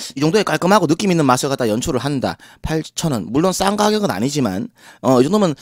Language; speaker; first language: Korean; native; Korean